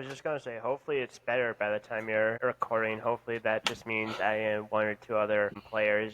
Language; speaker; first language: English; native; English